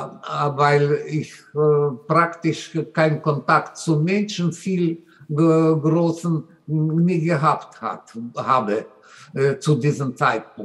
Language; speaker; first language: German; non-native, learner; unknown